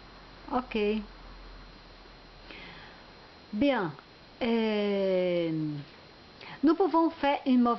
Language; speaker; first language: French; non-native, learner; Portuguese